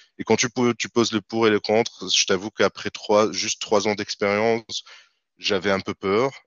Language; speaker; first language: French; non-native, local second language; Arabic